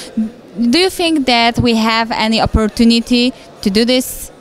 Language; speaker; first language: English; non-native, fluent; Polish